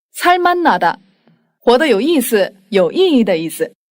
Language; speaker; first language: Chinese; non-native, fluent; Korean